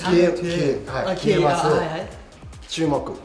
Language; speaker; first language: Japanese; non-native, learner; Korean